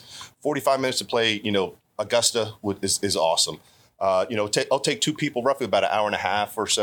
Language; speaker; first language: English; native; English